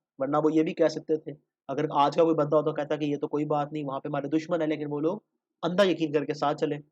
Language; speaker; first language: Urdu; native; Urdu